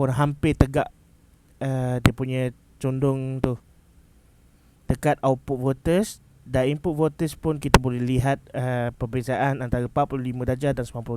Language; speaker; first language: Malay; native; Malay